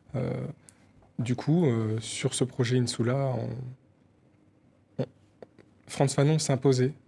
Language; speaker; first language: French; native; French